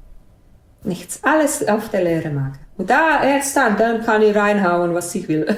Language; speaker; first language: German; non-native, fluent; Bosnian